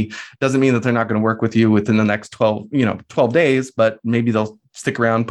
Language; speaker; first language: English; native; English